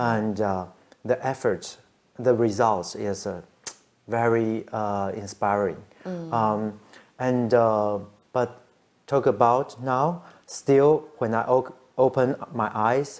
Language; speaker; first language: English; non-native, fluent; Chinese